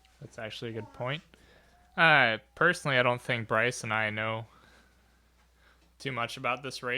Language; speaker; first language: English; native; English